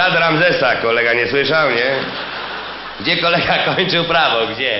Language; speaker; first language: Polish; native; Polish